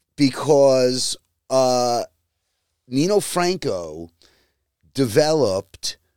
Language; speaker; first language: English; native; English